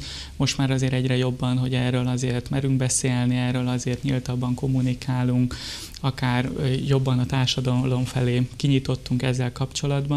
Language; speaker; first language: Hungarian; native; Hungarian